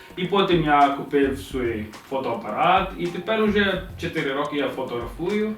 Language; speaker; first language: Ukrainian; non-native, learner; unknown